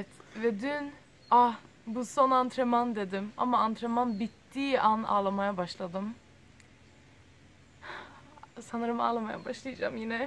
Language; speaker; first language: Turkish; early bilingual, heritage; Turkish